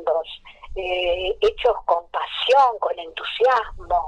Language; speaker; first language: Spanish; native; Spanish